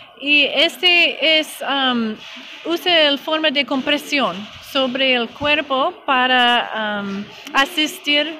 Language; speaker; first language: Spanish; non-native, learner; English